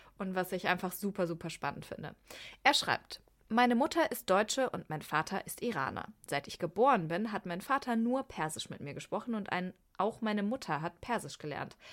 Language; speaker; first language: German; early bilingual, other home language; Persian